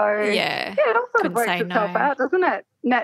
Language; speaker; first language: English; native; English